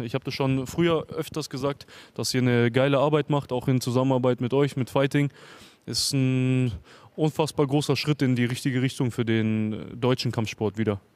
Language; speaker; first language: German; native; German